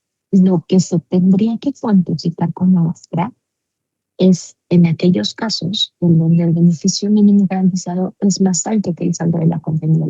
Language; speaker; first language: Spanish; native; Spanish